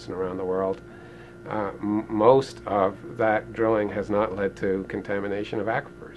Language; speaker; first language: English; native; English